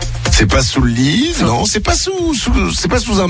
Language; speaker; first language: French; native; French